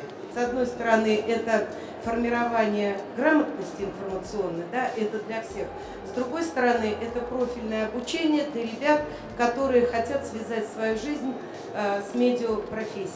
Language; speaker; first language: Russian; native; Russian